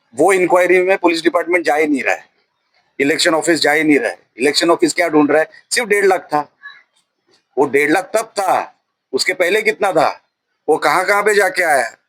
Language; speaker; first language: Hindi; non-native, local second language; Marathi